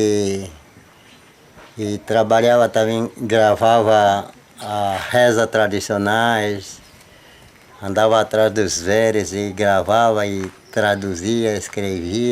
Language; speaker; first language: Portuguese; non-native, local second language; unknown